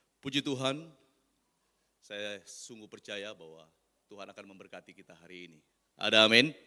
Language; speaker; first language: Indonesian; non-native, local second language; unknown